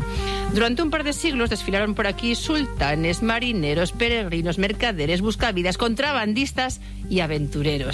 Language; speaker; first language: Spanish; native; Spanish